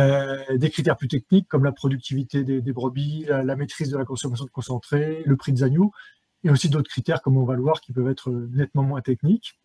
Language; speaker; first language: French; native; French